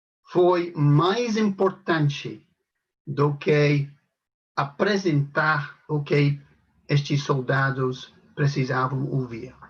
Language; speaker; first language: Portuguese; non-native, fluent; English